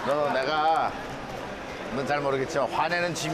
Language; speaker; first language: Korean; native; Korean